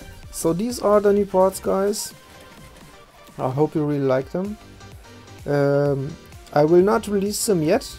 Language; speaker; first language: English; non-native, fluent; German